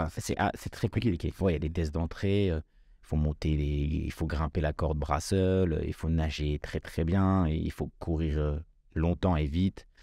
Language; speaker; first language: French; early bilingual, other home language; Kabyle